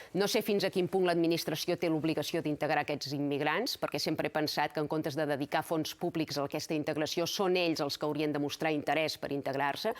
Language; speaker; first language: Catalan; native; Catalan